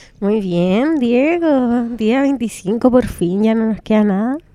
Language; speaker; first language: Spanish; native; Spanish